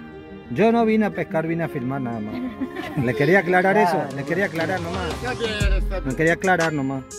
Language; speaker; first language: Spanish; native; Spanish